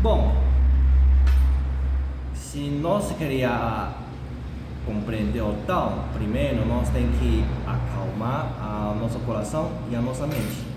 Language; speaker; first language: Portuguese; non-native, fluent; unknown